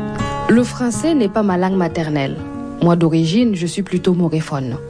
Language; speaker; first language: French; non-native, local second language; Mossi